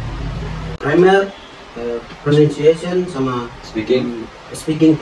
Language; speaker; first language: Indonesian; non-native, local second language; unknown